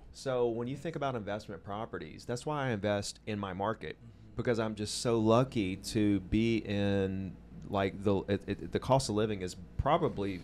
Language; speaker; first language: English; native; English